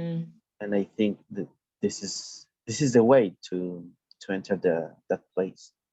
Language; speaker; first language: English; non-native, learner; Spanish